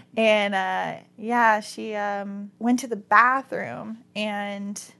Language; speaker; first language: English; native; English